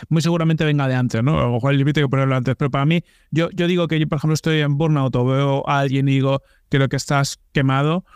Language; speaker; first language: Spanish; native; Spanish